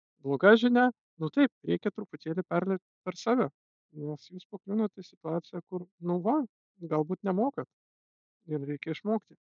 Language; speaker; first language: Lithuanian; non-native, local second language; Russian